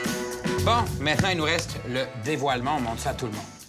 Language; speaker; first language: French; native; French